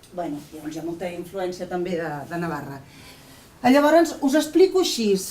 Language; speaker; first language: Catalan; non-native, local second language; Spanish